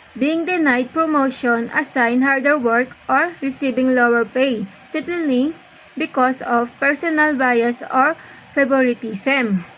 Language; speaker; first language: English; non-native, local second language; Filipino